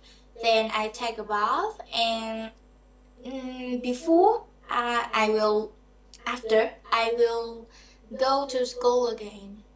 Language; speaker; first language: English; non-native, learner; Vietnamese